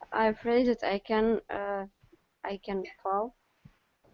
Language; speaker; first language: English; non-native, learner; Russian